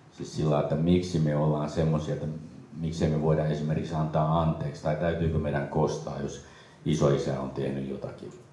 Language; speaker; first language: Finnish; native; Finnish